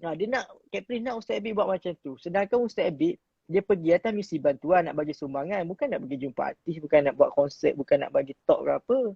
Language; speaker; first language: Malay; native; Malay